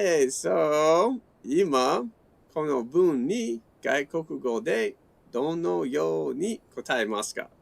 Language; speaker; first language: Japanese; non-native, learner; English